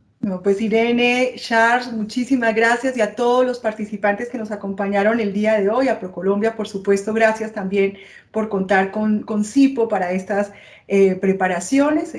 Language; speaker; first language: Spanish; native; Spanish